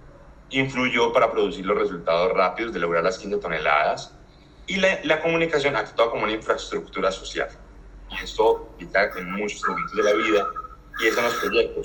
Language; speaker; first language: Spanish; native; Spanish